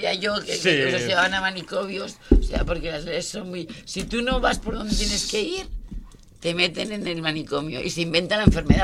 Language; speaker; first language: Spanish; native; Spanish